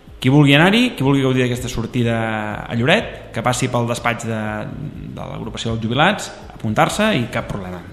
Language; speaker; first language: Catalan; native; Catalan